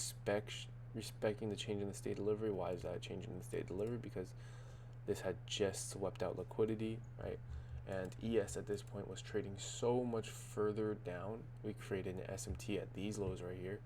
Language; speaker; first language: English; native; English